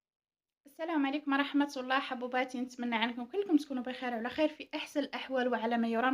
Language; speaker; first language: Arabic; native; Arabic